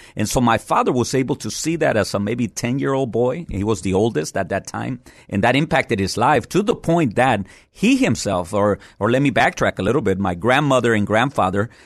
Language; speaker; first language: English; early bilingual, other home language; Spanish